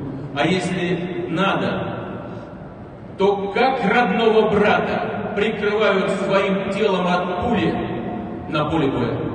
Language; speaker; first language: Russian; native; Russian